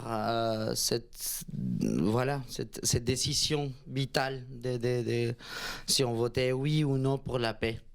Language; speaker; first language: French; non-native, fluent; Spanish